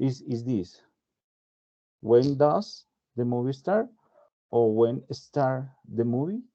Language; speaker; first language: English; non-native, learner; Spanish